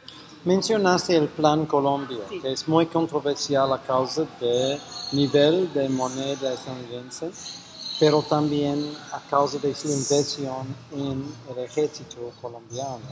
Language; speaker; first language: Spanish; non-native, fluent; English